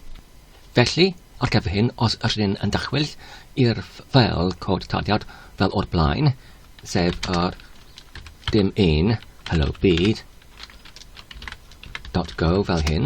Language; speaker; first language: Welsh; non-native, learner; Polish